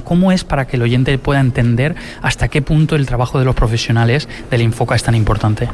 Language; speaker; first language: Spanish; native; Spanish